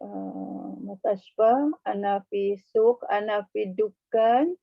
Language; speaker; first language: Arabic; non-native, learner; Malay